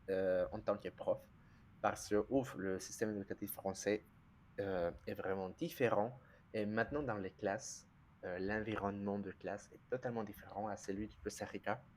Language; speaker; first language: French; non-native, fluent; Spanish